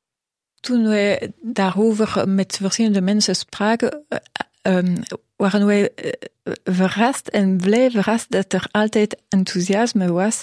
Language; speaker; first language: Dutch; non-native, local second language; French